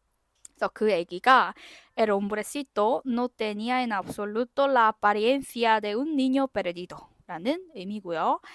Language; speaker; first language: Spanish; non-native, fluent; Korean